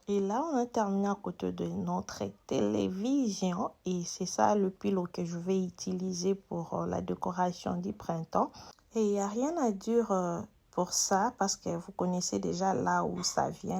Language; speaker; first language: French; non-native, local second language; Lingala